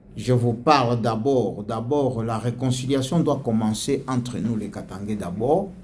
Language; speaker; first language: French; non-native, local second language; Swahili